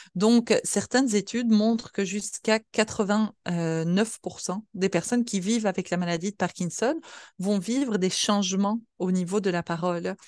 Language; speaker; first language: French; native; French